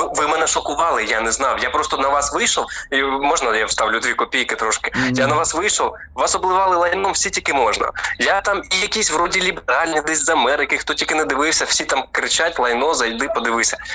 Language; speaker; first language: Ukrainian; native; Ukrainian